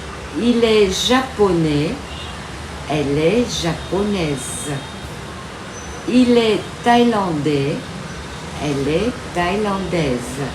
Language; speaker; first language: French; non-native, fluent; Vietnamese